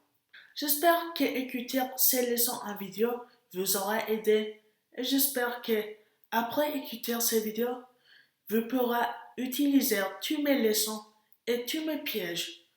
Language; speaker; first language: French; non-native, learner; English